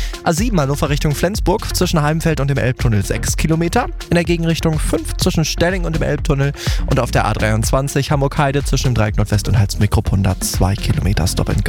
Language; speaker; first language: German; native; German